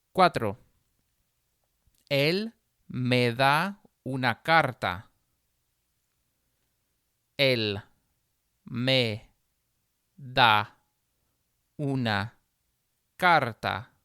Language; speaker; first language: Spanish; non-native, fluent; English